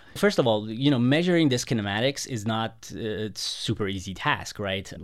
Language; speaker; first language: English; non-native, fluent; Persian